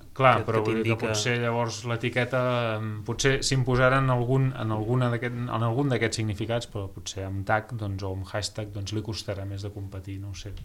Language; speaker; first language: Catalan; native; Catalan